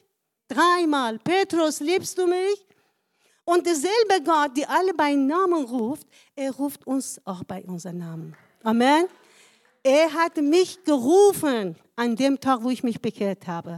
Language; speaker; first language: German; non-native, fluent; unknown